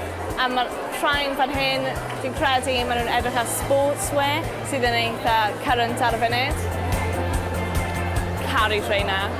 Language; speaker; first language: Welsh; native; Welsh